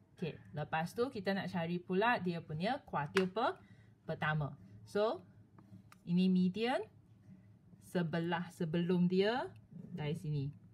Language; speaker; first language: Malay; non-native, local second language; Chinese